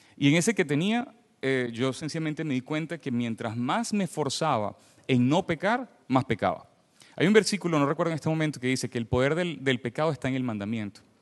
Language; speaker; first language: Spanish; native; Spanish